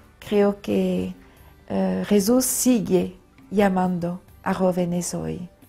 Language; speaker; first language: Spanish; non-native, fluent; French